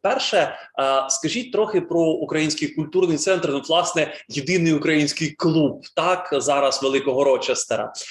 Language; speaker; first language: Ukrainian; native; Ukrainian